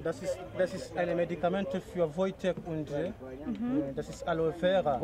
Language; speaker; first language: German; non-native, learner; Swahili